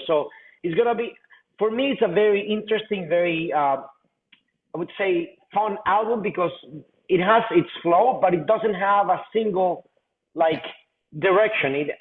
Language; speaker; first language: English; non-native, fluent; Spanish